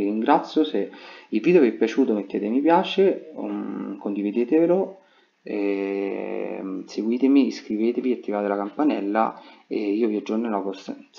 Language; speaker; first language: Italian; native; Italian